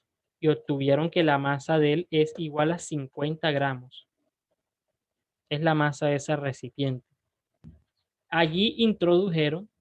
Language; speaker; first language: Spanish; native; Spanish